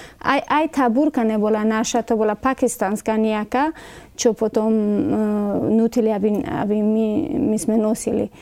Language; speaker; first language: Slovak; non-native, fluent; Persian